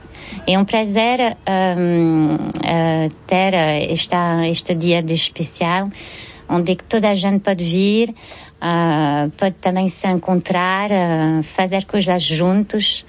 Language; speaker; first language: Portuguese; non-native, fluent; French